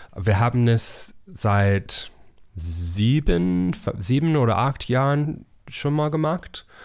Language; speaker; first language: German; non-native, learner; English